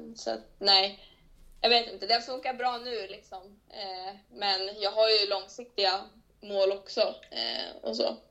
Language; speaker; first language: Swedish; native; Swedish